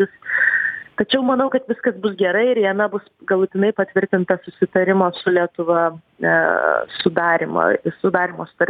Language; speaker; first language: Lithuanian; native; Lithuanian